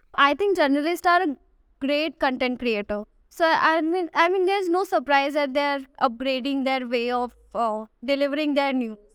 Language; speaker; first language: English; non-native, local second language; Hindi